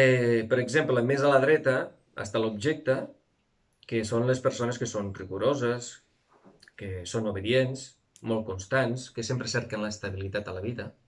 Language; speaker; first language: Catalan; native; Catalan